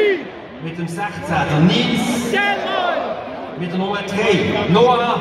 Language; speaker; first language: German; native; German